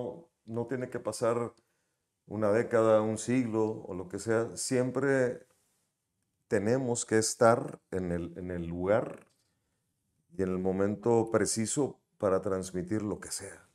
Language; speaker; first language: Spanish; native; Spanish